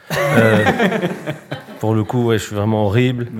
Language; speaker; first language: French; early bilingual, other home language; Spanish